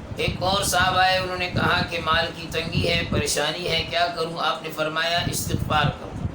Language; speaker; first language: Urdu; non-native, local second language; Pashto